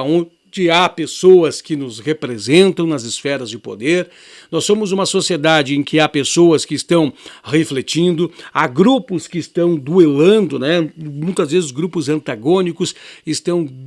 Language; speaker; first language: Portuguese; native; Portuguese